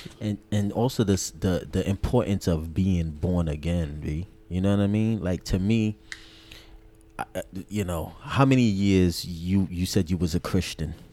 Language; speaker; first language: English; native; English